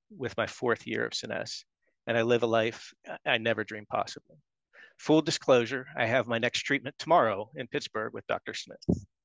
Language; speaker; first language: English; native; English